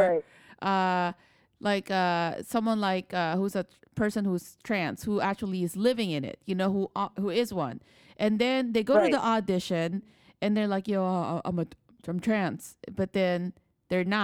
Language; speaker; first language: English; non-native, local second language; Filipino